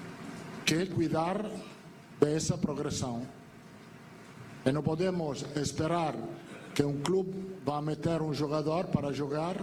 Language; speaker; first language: Portuguese; non-native, fluent; Italian